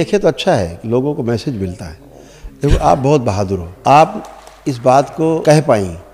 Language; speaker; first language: Hindi; native; Hindi